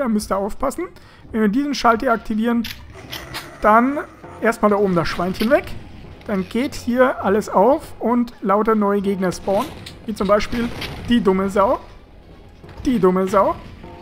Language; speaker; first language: German; native; German